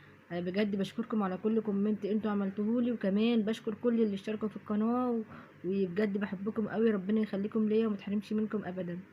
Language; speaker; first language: Arabic; native; Arabic